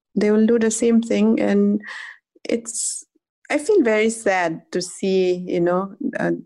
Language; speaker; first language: English; non-native, local second language; Adi